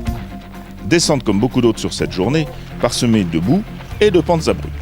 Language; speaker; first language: French; native; French